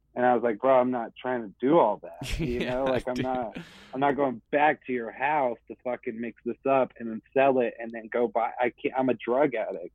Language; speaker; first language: English; native; English